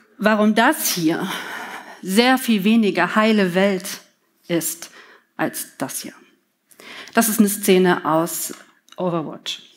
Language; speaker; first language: German; early bilingual, other home language; Polish